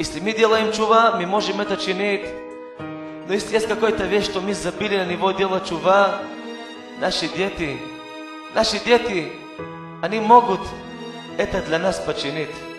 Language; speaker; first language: Russian; non-native, learner; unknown